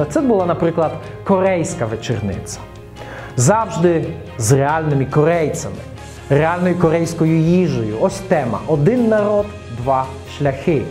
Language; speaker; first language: Ukrainian; non-native, fluent; Russian